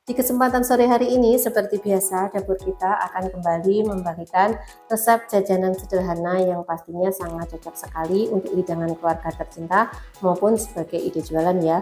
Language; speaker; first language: Indonesian; native; Indonesian